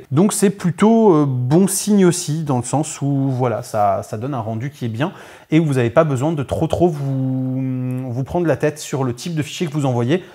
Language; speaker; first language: French; native; French